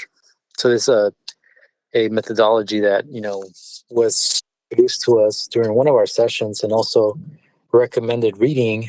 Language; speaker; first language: English; early bilingual, other home language; Spanish